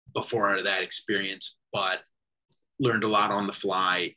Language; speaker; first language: English; native; English